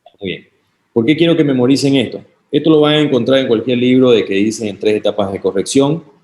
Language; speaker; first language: Spanish; native; Spanish